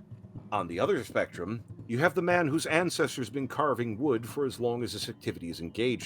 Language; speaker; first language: English; native; English